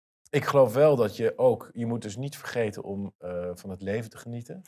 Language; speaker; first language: Dutch; native; Dutch